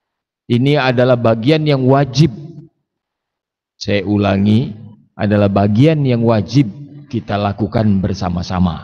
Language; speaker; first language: Indonesian; native; Indonesian